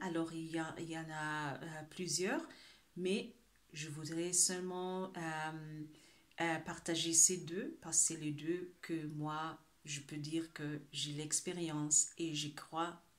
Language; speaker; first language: French; non-native, fluent; Spanish